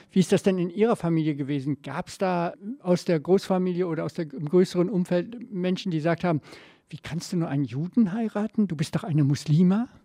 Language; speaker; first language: German; native; German